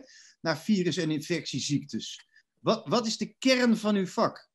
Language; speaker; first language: Dutch; native; Dutch